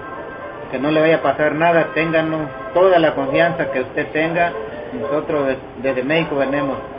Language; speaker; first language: Spanish; native; Spanish